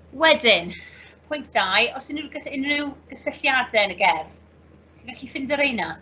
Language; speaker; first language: Welsh; native; Welsh